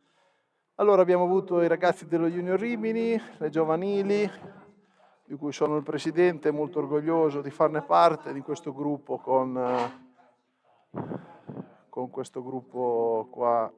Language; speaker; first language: Italian; native; Italian